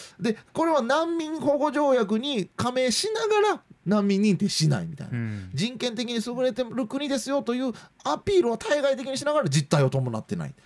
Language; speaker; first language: Japanese; native; Japanese